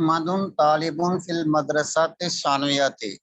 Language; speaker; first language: Arabic; non-native, fluent; Malay